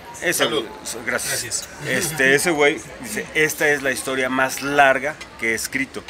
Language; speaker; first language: Spanish; native; Spanish